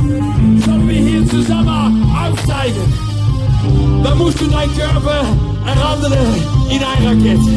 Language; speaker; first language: German; non-native, learner; Dutch